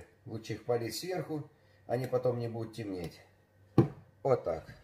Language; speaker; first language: Russian; native; Russian